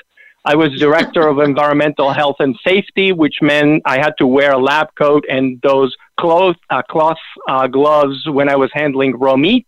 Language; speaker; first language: English; non-native, fluent; Spanish